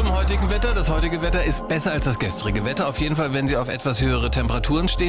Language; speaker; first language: German; native; German